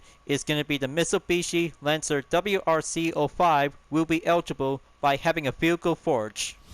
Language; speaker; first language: English; non-native, fluent; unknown